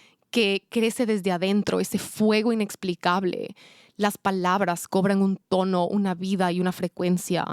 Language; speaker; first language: Spanish; native; Spanish